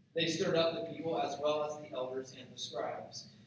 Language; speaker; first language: English; native; English